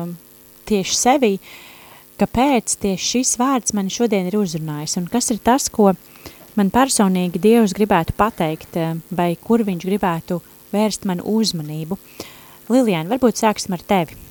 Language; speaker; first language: Latvian; native; Latvian